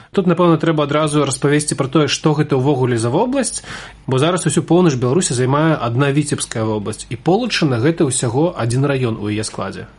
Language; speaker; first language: Belarusian; native; Belarusian